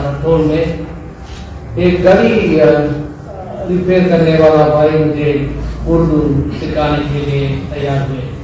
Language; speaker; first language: Hindi; non-native, local second language; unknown